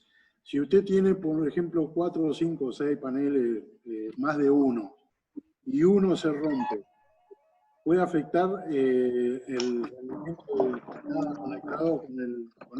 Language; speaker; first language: Spanish; native; Spanish